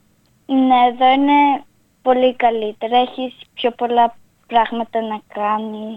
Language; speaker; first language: Greek; early bilingual, other home language; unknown